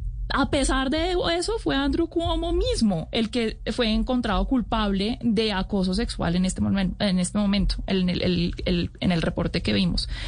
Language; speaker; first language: Spanish; native; Spanish